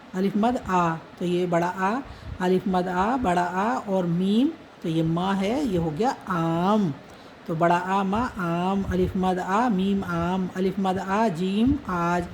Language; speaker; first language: Hindi; native; Hindi